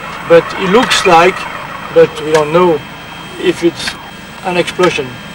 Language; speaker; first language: English; non-native, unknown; French